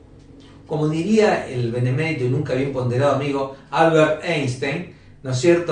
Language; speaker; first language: Spanish; native; Spanish